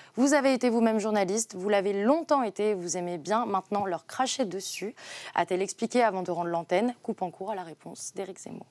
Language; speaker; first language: French; native; French